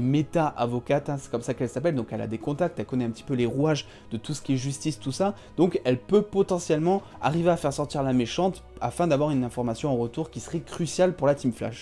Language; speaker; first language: French; native; French